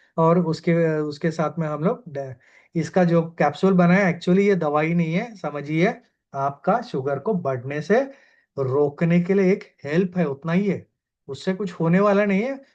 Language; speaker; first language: Hindi; non-native, local second language; Malayalam